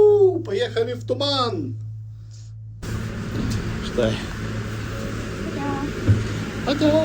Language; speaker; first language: Russian; non-native, learner; Lithuanian